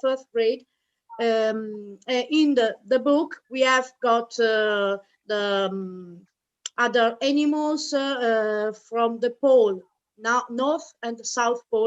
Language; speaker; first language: English; non-native, fluent; Italian